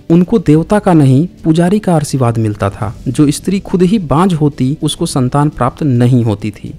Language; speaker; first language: Hindi; native; Hindi